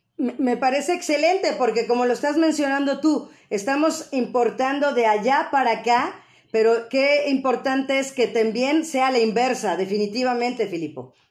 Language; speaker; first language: Spanish; native; Spanish